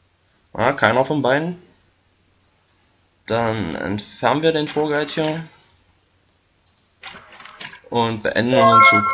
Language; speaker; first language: German; native; German